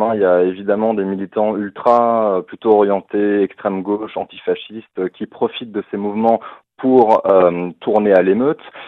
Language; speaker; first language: French; native; French